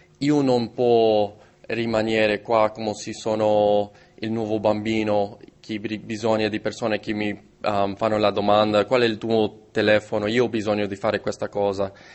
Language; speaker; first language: Italian; non-native, learner; English